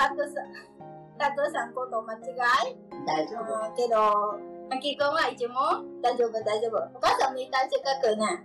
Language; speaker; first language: Japanese; non-native, learner; Vietnamese